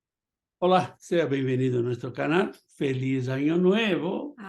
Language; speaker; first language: Spanish; non-native, fluent; Portuguese